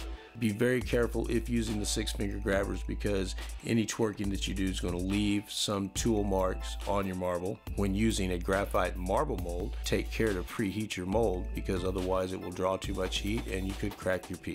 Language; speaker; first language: English; native; English